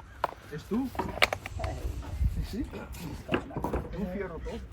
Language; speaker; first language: Spanish; non-native, learner; English